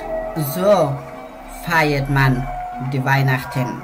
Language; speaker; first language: German; non-native, learner; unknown